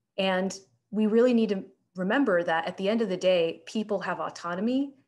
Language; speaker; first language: English; native; English